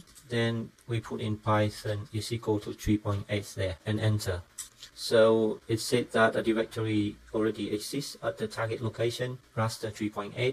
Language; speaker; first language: English; non-native, fluent; Vietnamese